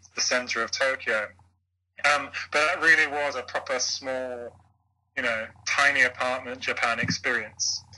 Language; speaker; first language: English; native; English